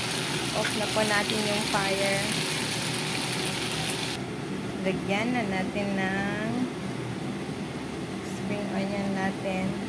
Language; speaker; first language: Filipino; native; Filipino